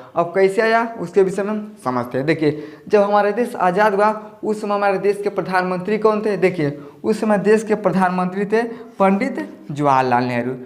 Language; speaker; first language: Hindi; native; Hindi